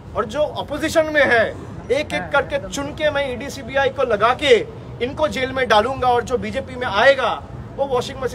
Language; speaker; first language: Hindi; non-native, local second language; Bangla